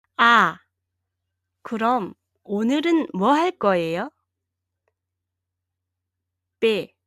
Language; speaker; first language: Korean; non-native, fluent; Mongolian